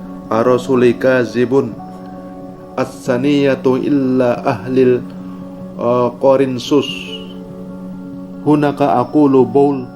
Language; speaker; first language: Arabic; non-native, learner; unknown